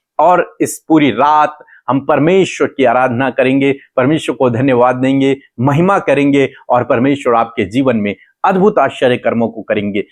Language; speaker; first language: Hindi; native; Hindi